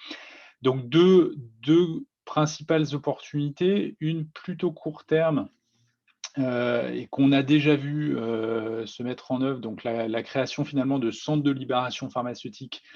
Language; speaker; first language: French; native; French